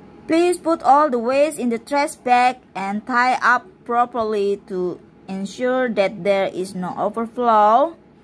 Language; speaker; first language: English; non-native, learner; Indonesian